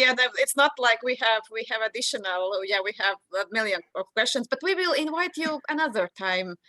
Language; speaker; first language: English; non-native, fluent; Latvian